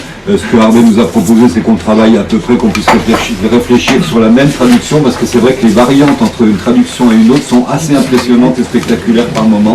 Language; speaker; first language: French; native; French